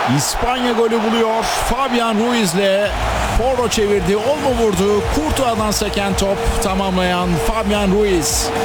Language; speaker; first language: Turkish; native; Turkish